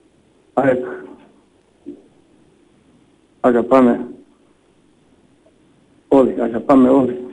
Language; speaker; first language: Greek; non-native, fluent; Bosnian